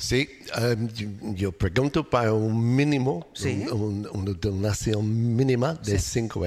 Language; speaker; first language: Spanish; non-native, learner; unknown